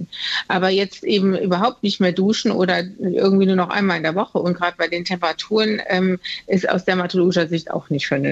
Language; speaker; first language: German; native; German